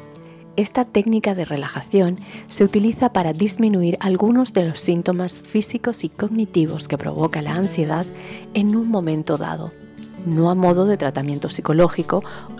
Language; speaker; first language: Spanish; native; Spanish